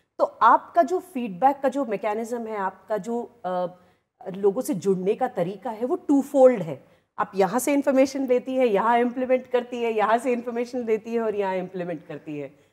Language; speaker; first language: Hindi; native; Hindi